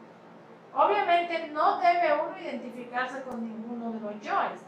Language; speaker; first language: Spanish; native; Spanish